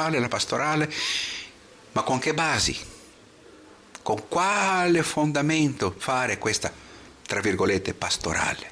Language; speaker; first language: Italian; non-native, fluent; Portuguese